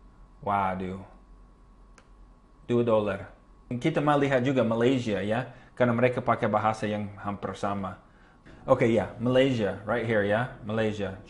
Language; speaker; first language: Indonesian; non-native, fluent; English